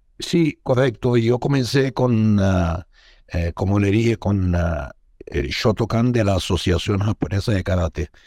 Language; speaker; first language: Spanish; non-native, fluent; Arabic